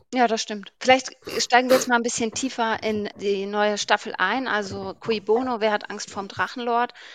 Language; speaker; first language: German; native; German